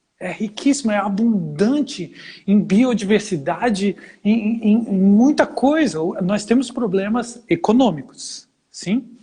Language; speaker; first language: Portuguese; native; Portuguese